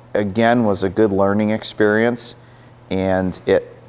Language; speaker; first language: English; native; English